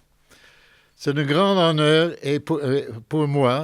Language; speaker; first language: French; non-native, fluent; Dutch